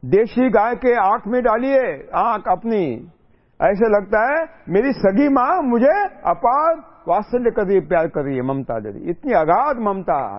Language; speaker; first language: Hindi; non-native, local second language; Marathi